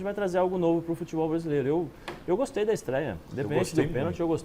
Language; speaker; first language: Portuguese; native; Portuguese